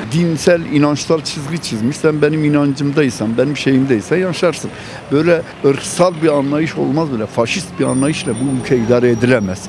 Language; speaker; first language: Turkish; native; Turkish